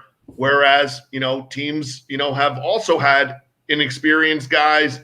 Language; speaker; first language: English; native; English